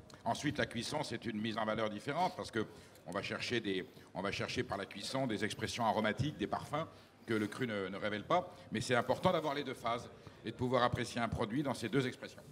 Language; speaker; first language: French; native; French